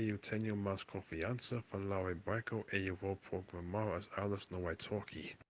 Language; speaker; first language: Portuguese; non-native, learner; English